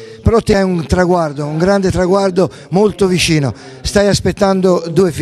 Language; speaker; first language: Italian; native; Italian